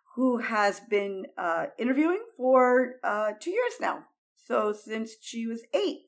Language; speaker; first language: English; early bilingual, heritage; Spanish